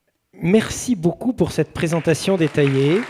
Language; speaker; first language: French; native; French